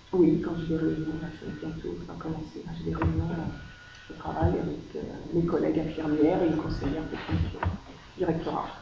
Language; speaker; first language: French; native; French